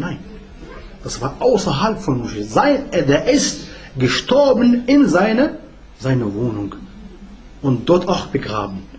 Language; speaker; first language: German; non-native, learner; Arabic